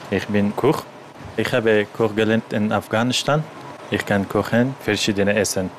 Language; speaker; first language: German; non-native, learner; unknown